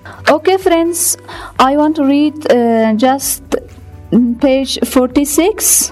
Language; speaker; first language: English; non-native, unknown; Persian